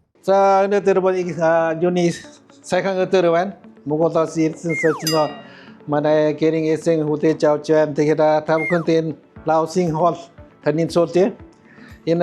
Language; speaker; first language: Mongolian; non-native, learner; Lao